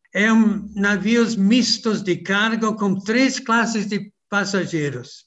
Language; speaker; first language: Portuguese; non-native, fluent; English